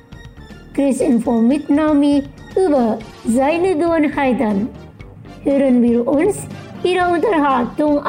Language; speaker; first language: German; non-native, fluent; Indonesian